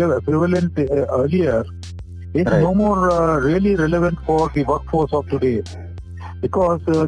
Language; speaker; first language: English; non-native, local second language; Telugu